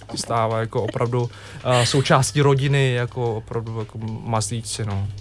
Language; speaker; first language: Czech; early bilingual, other home language; Vietnamese